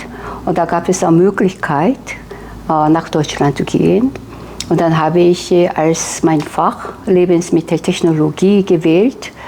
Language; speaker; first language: German; non-native, fluent; Korean